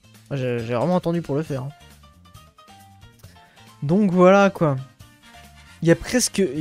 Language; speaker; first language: French; native; French